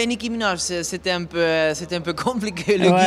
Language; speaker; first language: French; non-native, learner; German